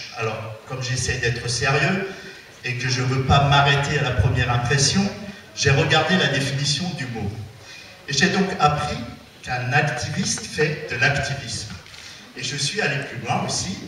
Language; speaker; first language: French; native; French